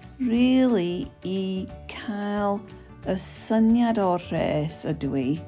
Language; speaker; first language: Welsh; non-native, fluent; English